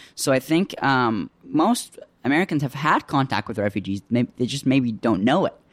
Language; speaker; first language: English; early bilingual, other home language; Arabic